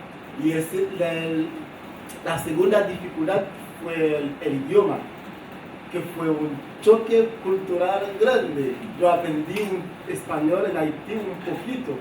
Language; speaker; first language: Spanish; non-native, fluent; Haitian Creole